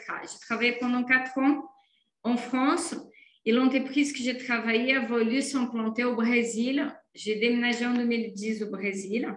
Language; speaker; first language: French; non-native, fluent; Portuguese